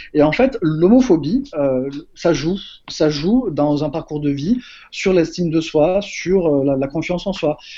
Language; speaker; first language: French; native; French